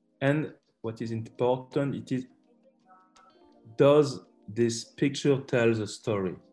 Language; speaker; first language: English; non-native, learner; French